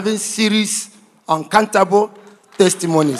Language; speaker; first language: English; non-native, local second language; Igbo